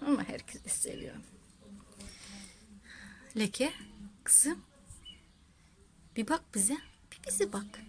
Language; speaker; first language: Turkish; non-native, learner; Russian